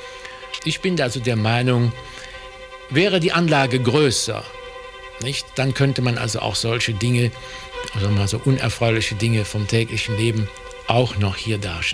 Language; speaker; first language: German; native; German